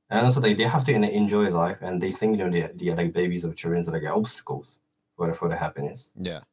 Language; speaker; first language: English; non-native, fluent; Japanese